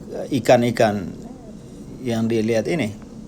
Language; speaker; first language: Indonesian; non-native, local second language; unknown